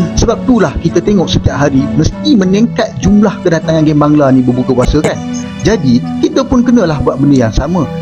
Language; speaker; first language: Malay; native; Malay